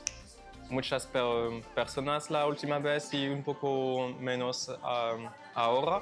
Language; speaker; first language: Spanish; non-native, learner; French